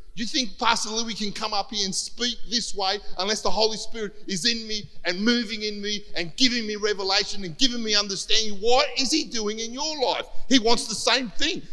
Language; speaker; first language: English; early bilingual, other home language; Greek